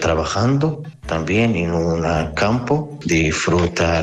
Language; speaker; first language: Spanish; non-native, learner; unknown